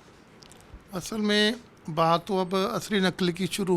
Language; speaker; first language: Hindi; non-native, local second language; Punjabi